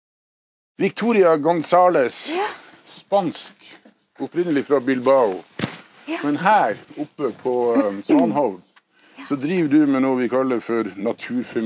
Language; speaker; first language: Norwegian; native; Norwegian